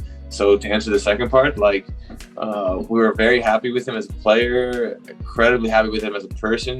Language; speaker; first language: English; native; English